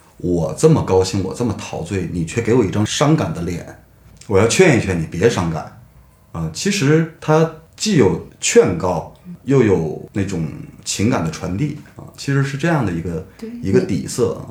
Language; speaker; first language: Chinese; native; Chinese